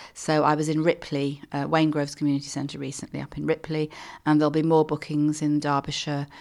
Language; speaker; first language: English; native; English